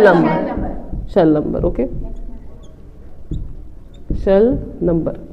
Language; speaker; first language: English; non-native, local second language; Kashmiri